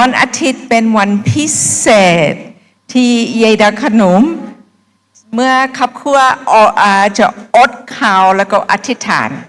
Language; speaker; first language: Thai; non-native, fluent; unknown